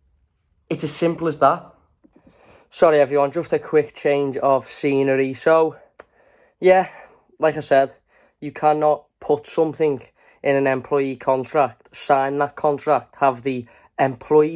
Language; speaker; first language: English; native; English